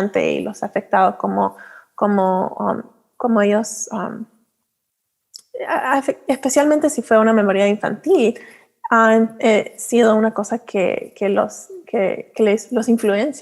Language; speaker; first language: Spanish; early bilingual, heritage; Spanish